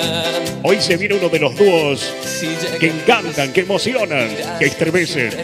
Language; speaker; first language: Spanish; native; Spanish